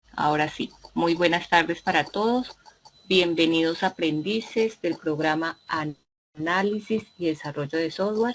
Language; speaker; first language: Spanish; native; Spanish